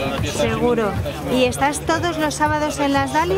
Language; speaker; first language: Spanish; native; Spanish